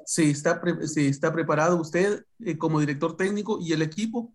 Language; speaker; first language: Spanish; native; Spanish